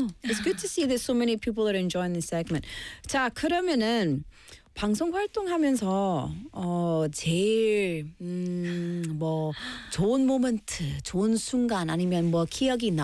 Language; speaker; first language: Korean; non-native, fluent; English